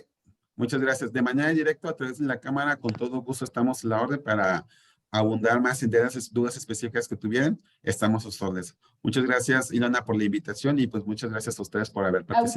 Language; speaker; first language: Spanish; native; Spanish